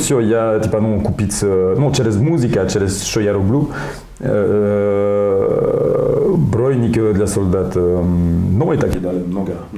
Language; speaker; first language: Ukrainian; non-native, learner; French